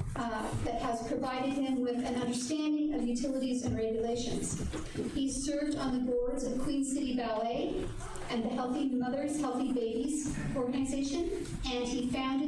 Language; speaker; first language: English; native; English